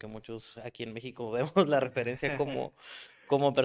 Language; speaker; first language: Spanish; native; Spanish